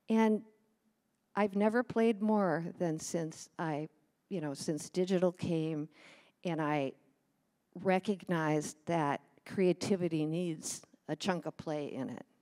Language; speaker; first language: English; native; English